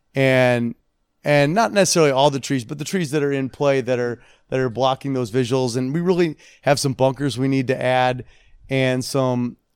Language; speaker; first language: English; native; English